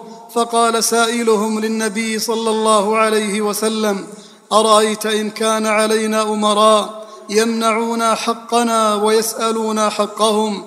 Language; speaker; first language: Arabic; native; Arabic